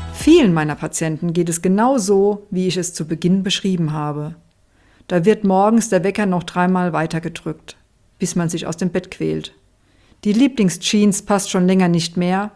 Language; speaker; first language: German; native; German